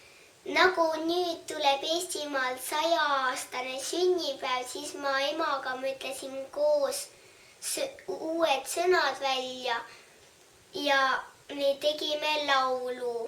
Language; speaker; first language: Estonian; early bilingual, heritage; Estonian